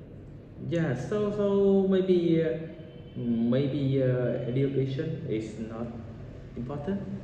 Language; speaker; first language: English; non-native, learner; Vietnamese